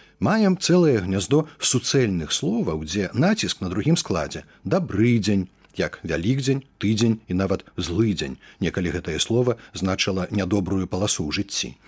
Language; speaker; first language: Belarusian; native; Belarusian